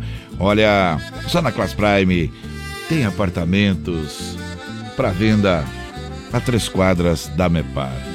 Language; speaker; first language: Portuguese; native; Portuguese